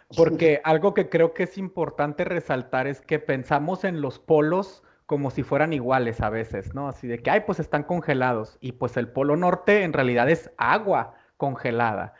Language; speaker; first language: Spanish; native; Spanish